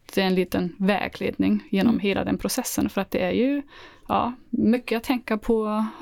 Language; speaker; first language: Swedish; non-native, fluent; German